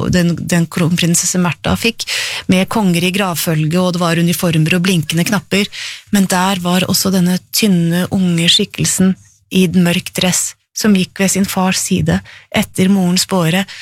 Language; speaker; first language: Norwegian; native; Norwegian